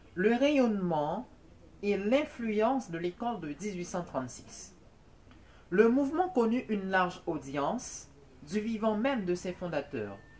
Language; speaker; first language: French; non-native, local second language; Haitian Creole